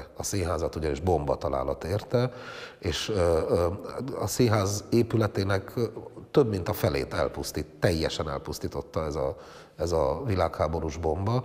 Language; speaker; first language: Hungarian; native; Hungarian